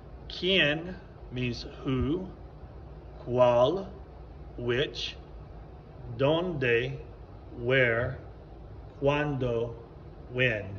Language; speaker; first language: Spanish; non-native, fluent; English